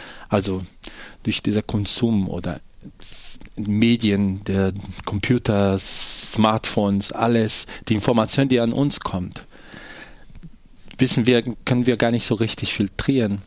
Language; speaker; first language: German; non-native, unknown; Portuguese